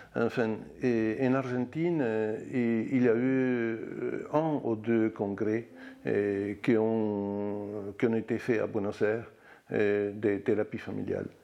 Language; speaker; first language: French; non-native, fluent; Spanish